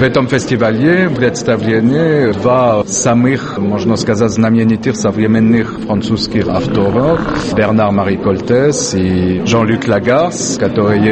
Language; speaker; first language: Russian; non-native, fluent; French